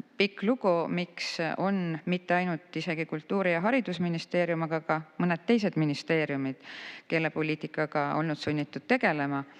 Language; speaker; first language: Estonian; native; Estonian